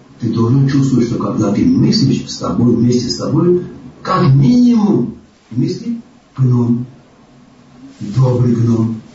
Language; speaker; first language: Russian; non-native, local second language; Georgian